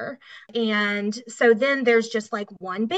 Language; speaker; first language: English; native; English